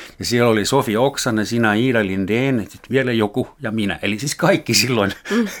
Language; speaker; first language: Finnish; non-native, fluent; German